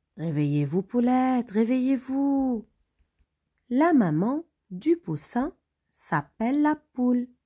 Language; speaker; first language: French; native; French